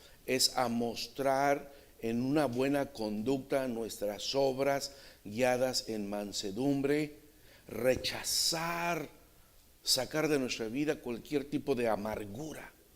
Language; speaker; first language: Spanish; native; Spanish